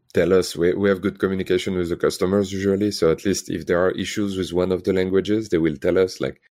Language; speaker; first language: English; non-native, fluent; French